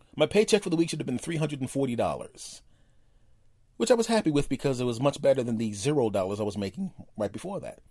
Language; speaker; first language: English; native; English